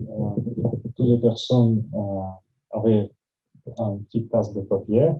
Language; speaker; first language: French; non-native, learner; Russian